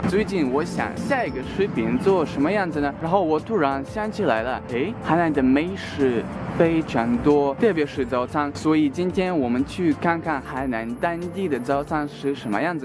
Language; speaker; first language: Chinese; non-native, fluent; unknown